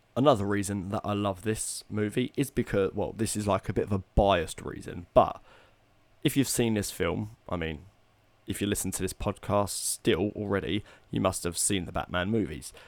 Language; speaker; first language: English; native; English